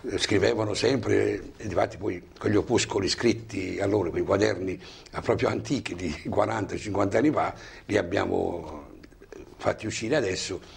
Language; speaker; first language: Italian; native; Italian